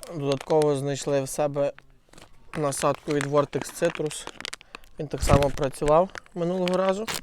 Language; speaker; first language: Ukrainian; native; Ukrainian